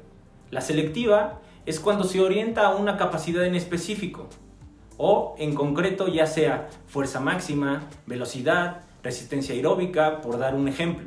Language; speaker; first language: Spanish; native; Spanish